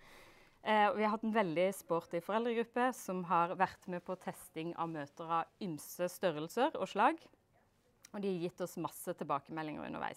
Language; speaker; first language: Norwegian; native; Norwegian